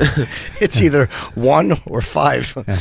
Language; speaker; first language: English; native; English